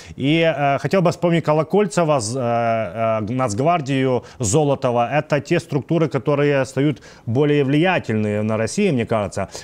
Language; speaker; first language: Russian; non-native, local second language; Ukrainian